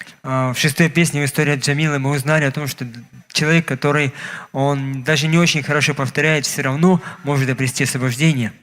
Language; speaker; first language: Russian; native; Russian